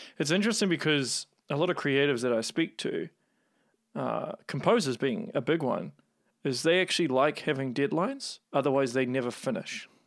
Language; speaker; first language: English; native; English